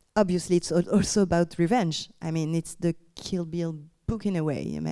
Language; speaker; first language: English; non-native, fluent; French